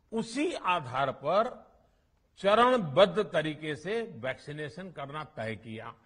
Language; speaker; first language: Hindi; non-native, local second language; Gujarati